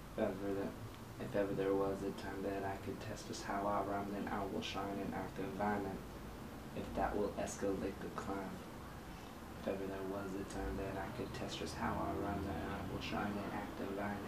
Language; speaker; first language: English; native; English